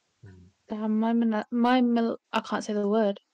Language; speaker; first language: English; native; English